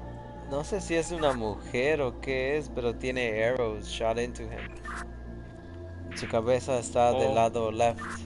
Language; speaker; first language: Spanish; early bilingual, other home language; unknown